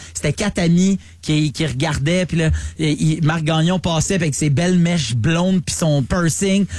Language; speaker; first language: French; native; French